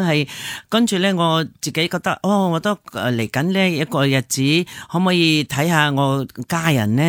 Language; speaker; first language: Cantonese; non-native, fluent; Nepali